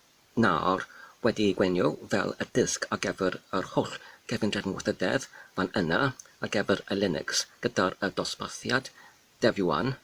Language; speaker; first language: Welsh; non-native, learner; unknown